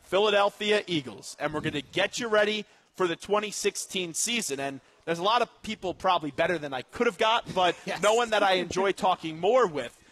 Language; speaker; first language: English; native; English